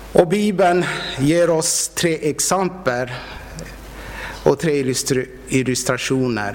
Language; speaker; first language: Swedish; non-native, fluent; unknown